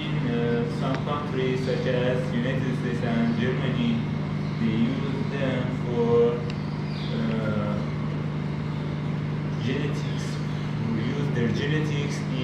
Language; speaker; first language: English; non-native, learner; Persian